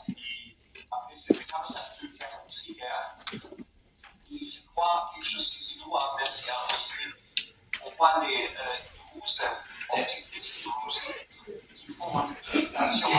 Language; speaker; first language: French; non-native, fluent; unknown